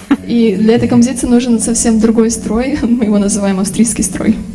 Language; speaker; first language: Russian; native; Russian